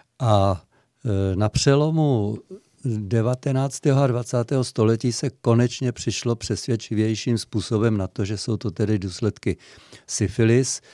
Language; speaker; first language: Czech; native; Czech